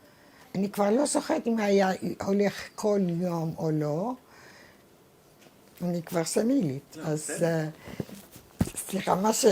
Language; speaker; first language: Hebrew; non-native, fluent; Arabic